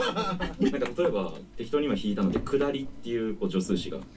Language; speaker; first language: Japanese; native; Japanese